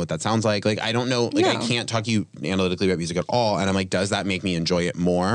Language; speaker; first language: English; native; English